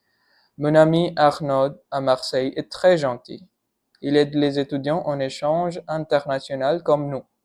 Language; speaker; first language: French; non-native, learner; Punjabi